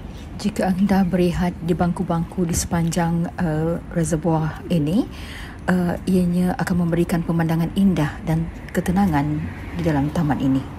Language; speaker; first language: Malay; native; Malay